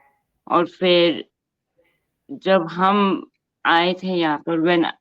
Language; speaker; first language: Hindi; non-native, local second language; Bangla